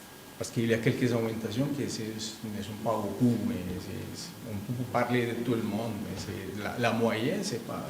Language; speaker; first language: French; non-native, fluent; Spanish